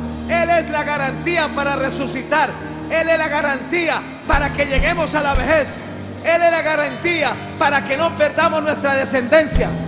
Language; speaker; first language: Spanish; native; Spanish